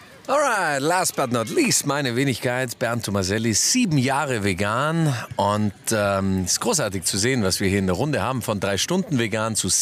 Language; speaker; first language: German; native; German